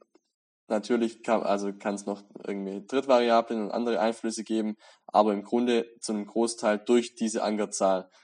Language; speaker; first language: German; native; German